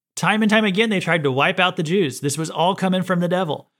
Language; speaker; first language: English; native; English